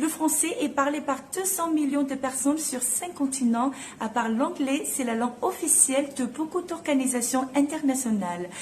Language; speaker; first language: French; non-native, fluent; Chinese